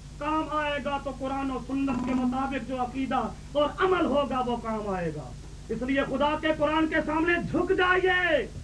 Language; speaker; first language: Urdu; native; Urdu